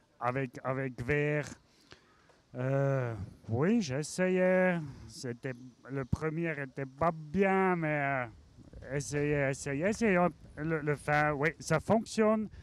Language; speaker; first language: French; non-native, learner; German